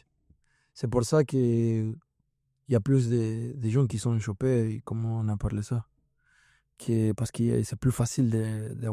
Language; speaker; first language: French; non-native, fluent; Spanish